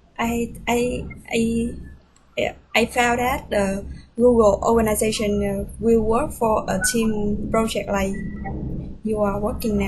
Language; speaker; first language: English; non-native, fluent; Vietnamese